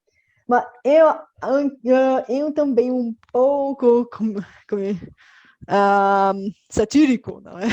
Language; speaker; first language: Portuguese; non-native, fluent; Bulgarian